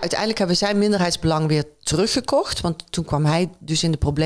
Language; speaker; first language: Dutch; native; Dutch